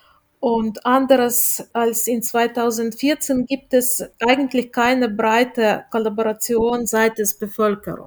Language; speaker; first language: German; non-native, fluent; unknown